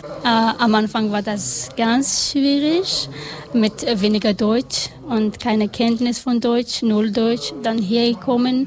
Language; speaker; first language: German; non-native, learner; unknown